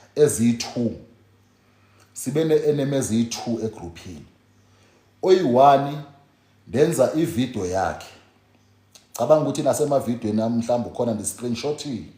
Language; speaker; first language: Zulu; native; Zulu